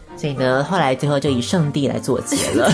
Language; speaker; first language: Chinese; native; Chinese